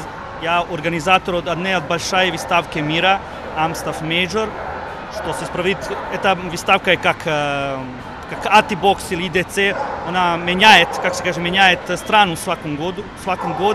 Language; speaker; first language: Russian; non-native, learner; Serbian